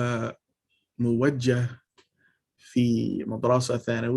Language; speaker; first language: Arabic; non-native, fluent; English